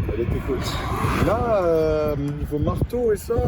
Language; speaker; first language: French; native; French